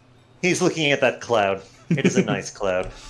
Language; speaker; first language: English; native; English